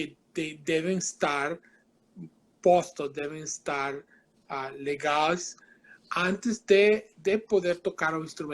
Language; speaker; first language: Portuguese; non-native, fluent; Spanish